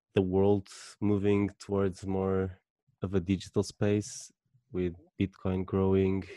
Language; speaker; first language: English; non-native, fluent; Portuguese